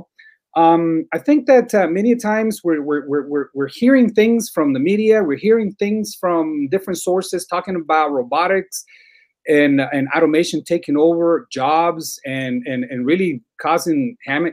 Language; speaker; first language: English; non-native, fluent; Spanish